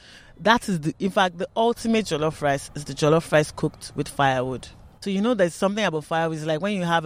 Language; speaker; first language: English; non-native, local second language; Yoruba